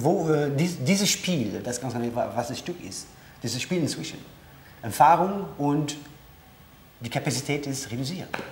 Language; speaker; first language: German; non-native, learner; French